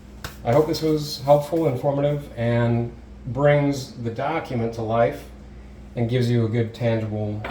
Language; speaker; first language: English; native; English